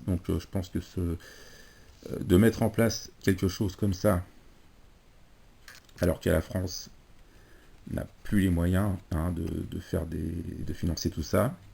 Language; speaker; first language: French; native; French